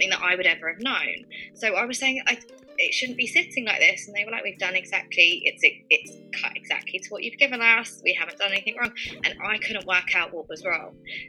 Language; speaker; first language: English; native; English